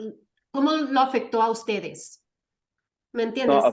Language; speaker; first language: Spanish; early bilingual, heritage; Spanish